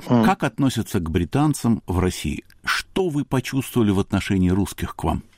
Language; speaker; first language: Russian; native; Russian